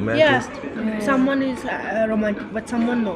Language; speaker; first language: English; non-native, learner; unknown